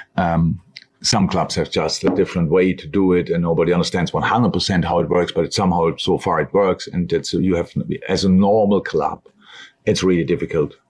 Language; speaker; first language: English; non-native, fluent; German